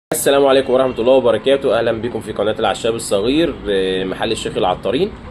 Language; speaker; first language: Arabic; native; Arabic